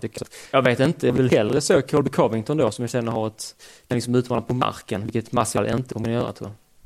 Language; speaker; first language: Swedish; native; Swedish